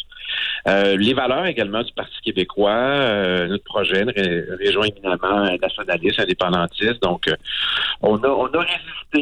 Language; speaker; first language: French; native; French